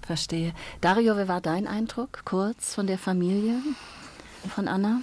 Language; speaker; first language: German; native; German